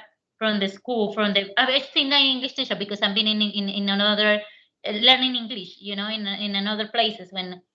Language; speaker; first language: English; non-native, learner; Spanish